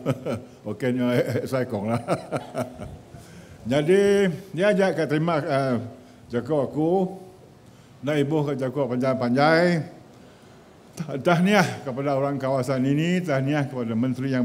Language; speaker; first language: Malay; native; Malay